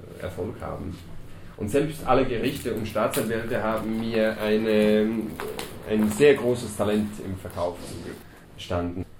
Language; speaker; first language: German; early bilingual, other home language; Croatian